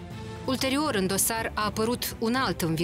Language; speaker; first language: Romanian; native; Romanian